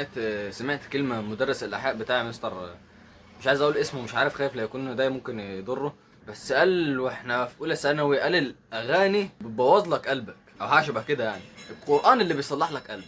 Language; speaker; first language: Arabic; native; Arabic